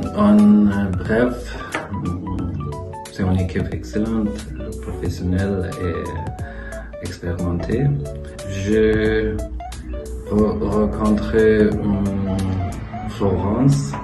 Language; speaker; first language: French; non-native, fluent; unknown